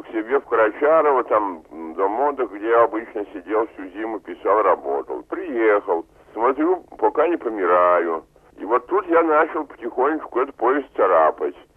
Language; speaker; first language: Russian; native; Russian